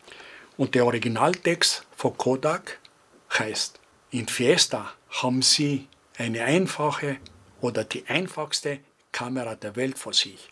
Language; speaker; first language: German; non-native, fluent; Greek